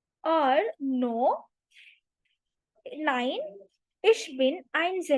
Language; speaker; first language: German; non-native, fluent; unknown